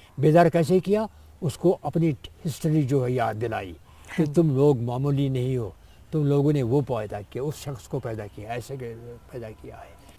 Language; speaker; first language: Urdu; non-native, local second language; Kashmiri